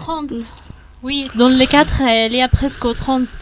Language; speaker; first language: French; non-native, learner; Arabic